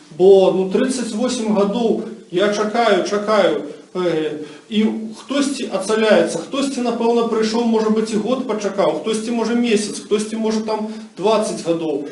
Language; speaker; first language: Belarusian; non-native, local second language; Russian